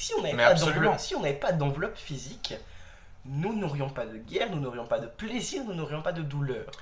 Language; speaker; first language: French; native; French